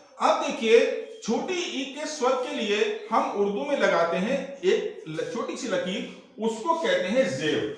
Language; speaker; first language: Hindi; native; Hindi